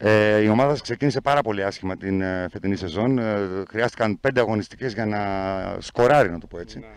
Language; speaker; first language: Greek; native; Greek